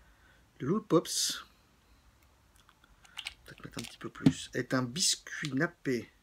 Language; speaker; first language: French; native; French